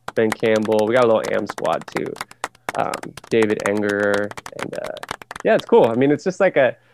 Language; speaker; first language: English; native; English